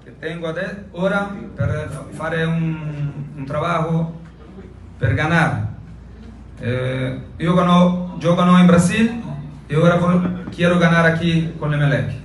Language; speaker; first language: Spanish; non-native, learner; Portuguese